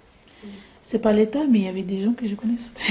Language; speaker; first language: French; non-native, local second language; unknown